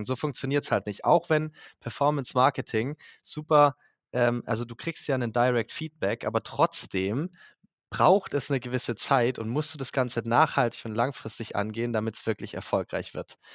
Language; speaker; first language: German; native; German